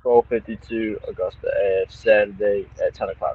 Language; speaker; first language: English; native; English